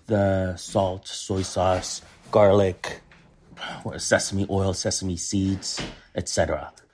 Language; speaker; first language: English; early bilingual, other home language; Korean